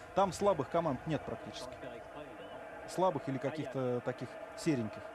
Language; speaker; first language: Russian; native; Russian